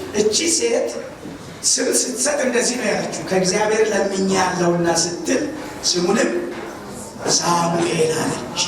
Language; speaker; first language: Amharic; native; Amharic